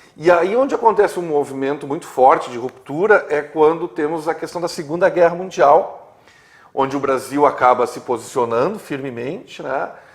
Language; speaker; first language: Portuguese; native; Portuguese